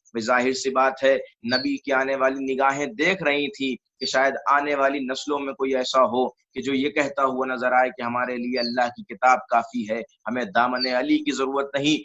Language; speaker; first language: Urdu; native; Urdu